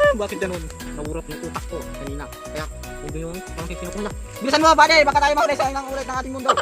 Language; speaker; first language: Filipino; non-native, local second language; Waray